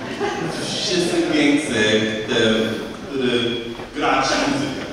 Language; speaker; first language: Polish; non-native, learner; English